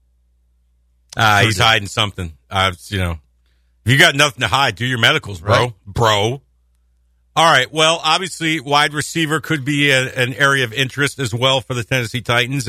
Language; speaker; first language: English; native; English